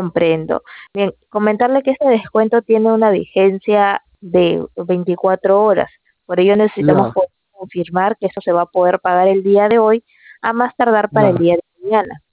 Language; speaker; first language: Spanish; native; Spanish